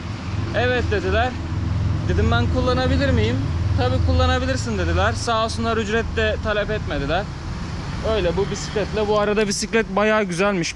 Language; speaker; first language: Turkish; native; Turkish